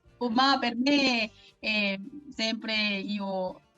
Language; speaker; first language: Italian; non-native, learner; Korean